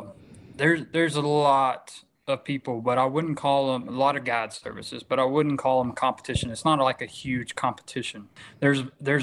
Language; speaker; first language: English; native; English